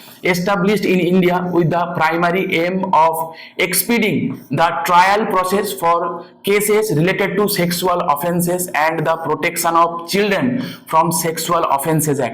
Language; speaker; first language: English; non-native, local second language; Bangla